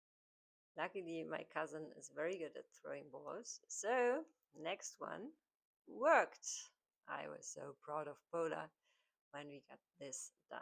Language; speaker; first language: English; non-native, fluent; German